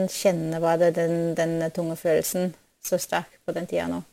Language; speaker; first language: Norwegian; non-native, fluent; German